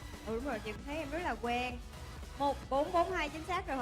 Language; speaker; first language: Vietnamese; native; Vietnamese